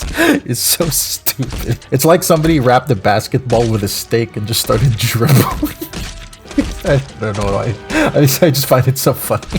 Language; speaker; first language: English; native; English